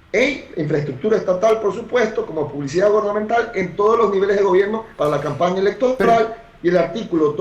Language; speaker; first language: Spanish; native; Spanish